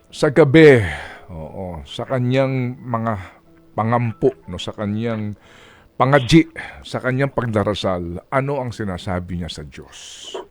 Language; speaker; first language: Filipino; native; Filipino